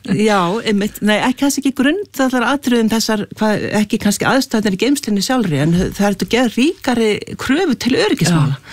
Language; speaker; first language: Icelandic; native; Icelandic